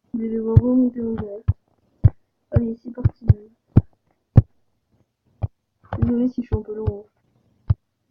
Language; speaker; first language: French; native; French